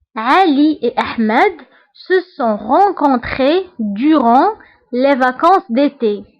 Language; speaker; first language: French; non-native, local second language; Arabic